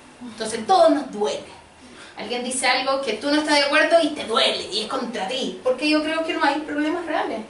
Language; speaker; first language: Spanish; early bilingual, other home language; Portuguese